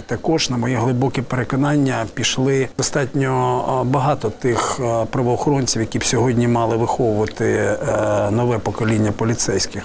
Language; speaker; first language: Ukrainian; native; Ukrainian